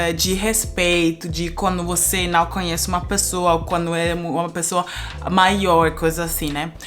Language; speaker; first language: Portuguese; non-native, fluent; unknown